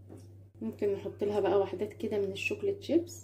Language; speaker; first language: Arabic; native; Arabic